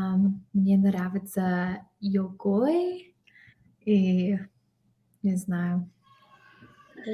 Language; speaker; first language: Russian; non-native, learner; English